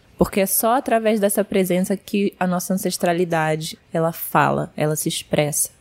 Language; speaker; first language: Portuguese; early bilingual, heritage; Portuguese